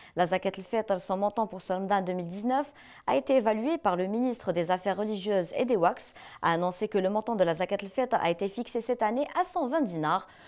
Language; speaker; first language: French; non-native, local second language; Arabic